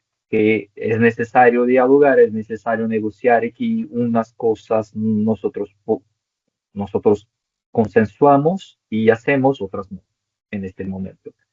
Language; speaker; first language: Spanish; non-native, local second language; Portuguese